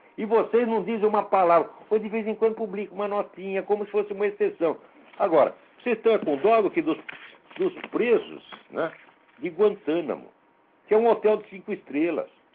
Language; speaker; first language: Portuguese; native; Portuguese